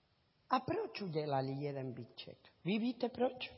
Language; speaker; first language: Czech; non-native, learner; Spanish